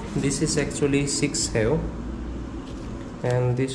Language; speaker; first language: English; non-native, learner; Hindi